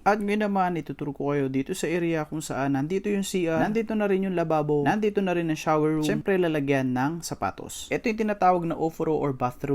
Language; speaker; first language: Filipino; native; Filipino